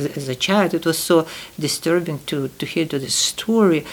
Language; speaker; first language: English; non-native, fluent; Uzbek